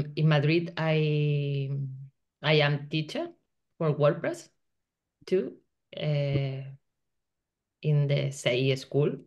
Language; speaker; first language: English; non-native, learner; Spanish